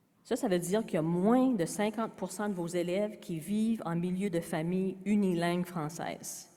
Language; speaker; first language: French; native; French